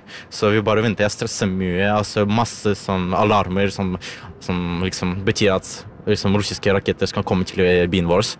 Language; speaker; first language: Norwegian; non-native, learner; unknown